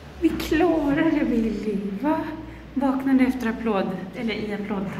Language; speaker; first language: Swedish; native; Swedish